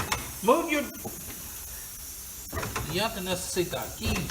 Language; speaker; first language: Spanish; non-native, learner; English